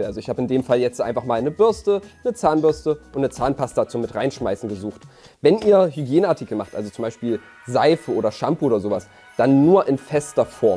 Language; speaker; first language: German; native; German